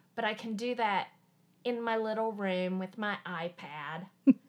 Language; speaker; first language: English; native; English